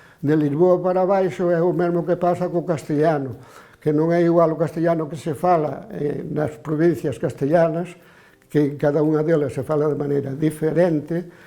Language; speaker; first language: Galician; native; Galician